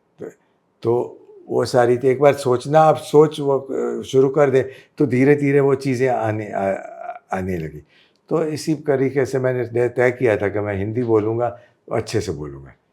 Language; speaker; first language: Hindi; non-native, local second language; Gujarati